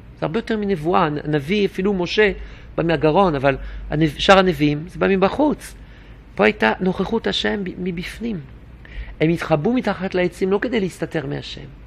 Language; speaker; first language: Hebrew; non-native, fluent; French